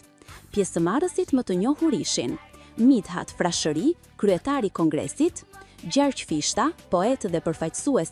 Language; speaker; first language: Albanian; native; Albanian